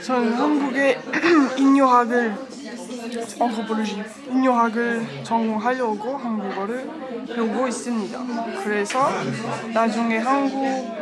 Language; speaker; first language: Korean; non-native, learner; French